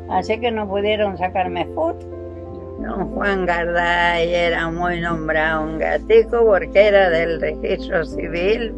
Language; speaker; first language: Spanish; native; Spanish